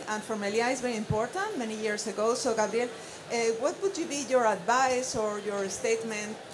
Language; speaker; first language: English; non-native, fluent; Spanish